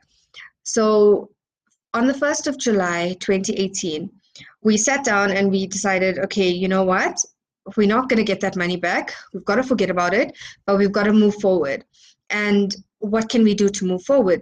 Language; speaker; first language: English; native; English